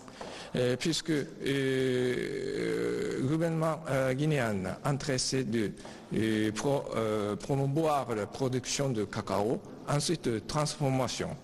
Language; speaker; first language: French; non-native, learner; Japanese